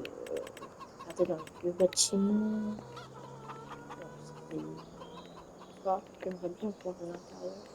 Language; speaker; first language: French; native; French